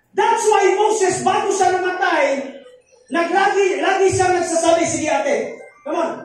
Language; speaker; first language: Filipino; non-native, local second language; Cebuano